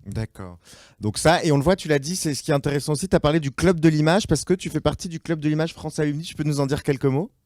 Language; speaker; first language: French; native; French